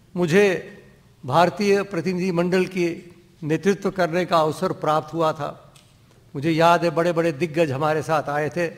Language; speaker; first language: Hindi; non-native, local second language; Dogri